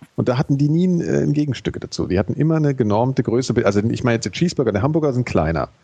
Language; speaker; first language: German; native; German